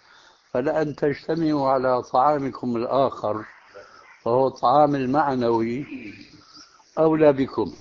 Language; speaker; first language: Arabic; early bilingual, other home language; Albanian